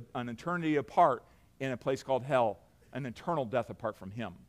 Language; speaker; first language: English; native; English